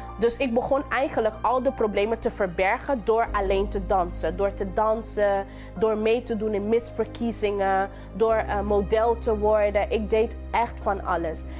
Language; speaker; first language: Dutch; non-native, local second language; English